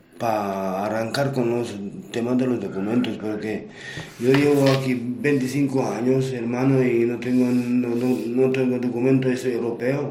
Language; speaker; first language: Spanish; non-native, fluent; Romanian